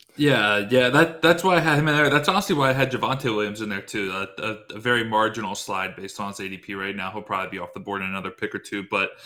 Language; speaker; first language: English; native; English